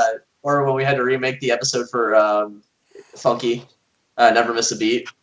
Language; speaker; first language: English; native; English